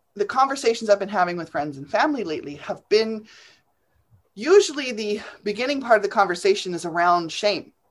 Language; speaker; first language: English; native; English